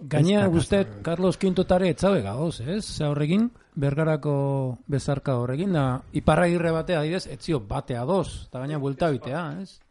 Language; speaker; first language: Basque; native; Basque